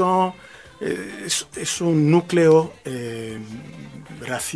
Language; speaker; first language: Spanish; non-native, fluent; Lingala